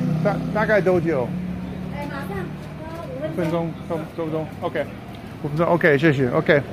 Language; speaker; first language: Chinese; non-native, learner; English